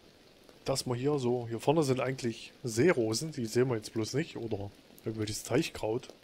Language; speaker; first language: German; native; German